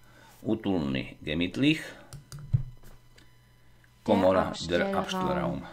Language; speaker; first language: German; non-native, fluent; Slovak